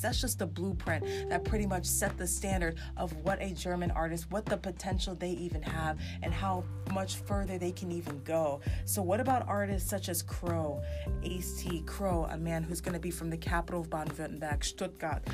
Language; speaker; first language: English; early bilingual, heritage; English